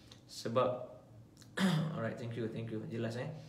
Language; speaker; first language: English; non-native, local second language; Malay